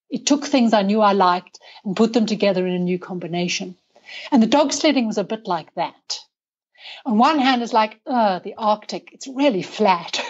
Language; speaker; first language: English; native; English